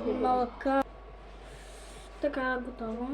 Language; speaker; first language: Bulgarian; native; Bulgarian